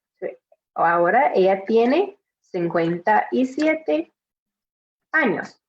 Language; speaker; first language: Spanish; non-native, fluent; English